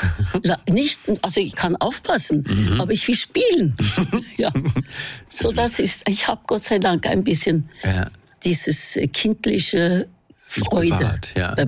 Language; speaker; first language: German; non-native, fluent; Norwegian